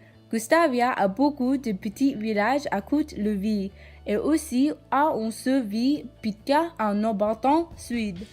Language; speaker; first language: French; non-native, learner; English